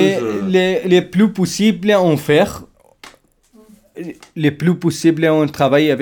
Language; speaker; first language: French; non-native, learner; Kurdish